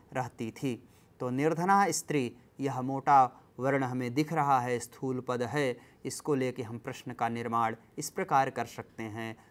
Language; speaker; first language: Hindi; native; Hindi